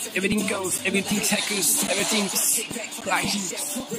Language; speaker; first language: English; non-native, learner; Turkish